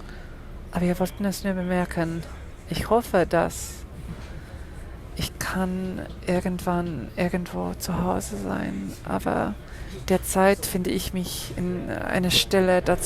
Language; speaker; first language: German; non-native, fluent; English